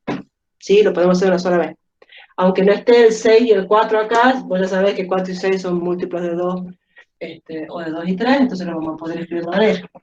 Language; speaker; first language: Spanish; native; Spanish